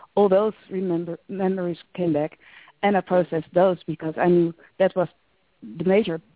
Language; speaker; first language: English; non-native, fluent; Dutch